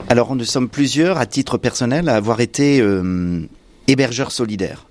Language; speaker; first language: French; native; French